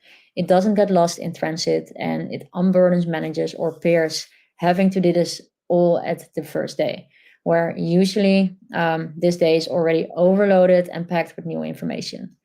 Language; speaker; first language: English; non-native, fluent; Dutch